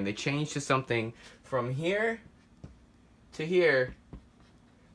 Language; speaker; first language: English; native; English